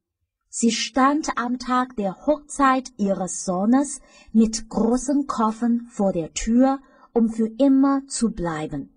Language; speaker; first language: German; non-native, fluent; Chinese